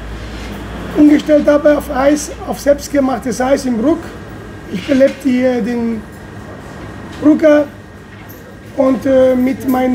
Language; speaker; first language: German; non-native, fluent; Italian